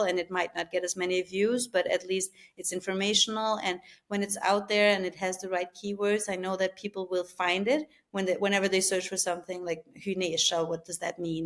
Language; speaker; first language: English; non-native, fluent; Albanian